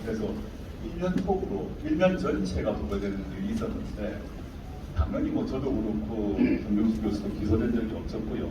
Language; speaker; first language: Korean; native; Korean